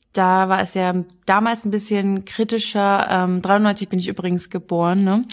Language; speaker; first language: German; early bilingual, other home language; Arabic